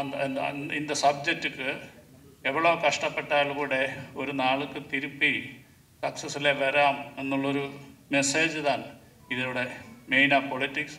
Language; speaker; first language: Tamil; non-native, learner; Malayalam